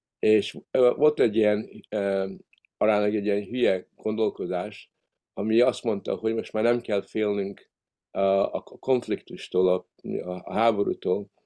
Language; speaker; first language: Hungarian; early bilingual, heritage; Hungarian